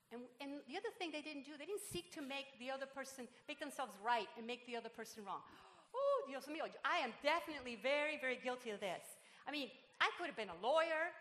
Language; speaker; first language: English; non-native, fluent; Spanish